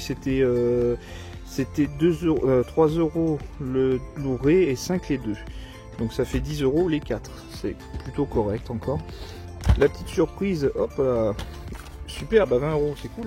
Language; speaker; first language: French; native; French